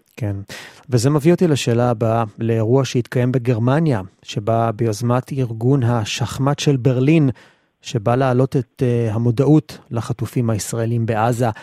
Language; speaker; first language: Hebrew; native; Hebrew